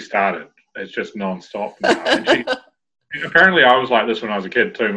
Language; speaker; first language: English; native; English